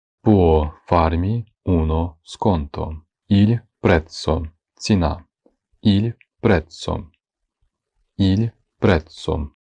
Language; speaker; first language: Italian; non-native, fluent; Ukrainian